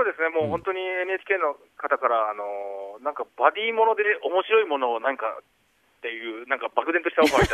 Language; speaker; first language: Japanese; native; Japanese